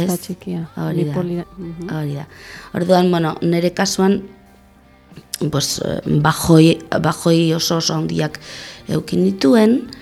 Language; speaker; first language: Basque; non-native, local second language; Spanish